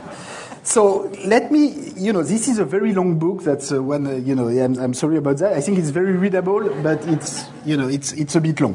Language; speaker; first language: English; non-native, fluent; French